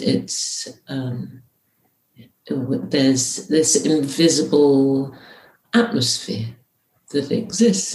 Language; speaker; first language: English; native; English